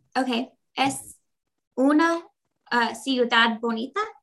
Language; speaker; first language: Spanish; non-native, learner; English